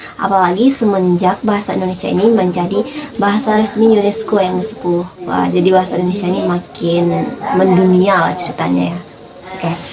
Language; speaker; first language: Indonesian; native; Indonesian